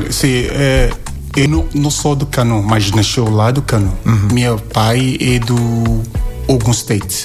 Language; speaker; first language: Portuguese; non-native, learner; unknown